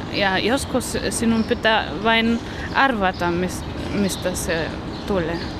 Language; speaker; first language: Finnish; non-native, learner; German